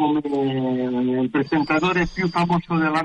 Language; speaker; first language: Italian; non-native, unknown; Catalan